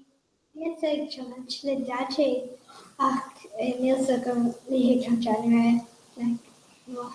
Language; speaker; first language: Irish; non-native, learner; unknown